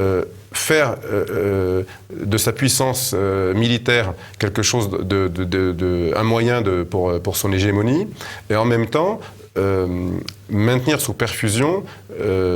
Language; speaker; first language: French; native; French